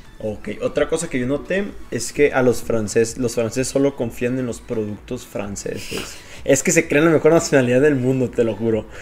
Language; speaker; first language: Spanish; native; Spanish